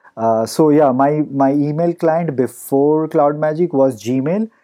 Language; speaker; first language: English; non-native, local second language; Hindi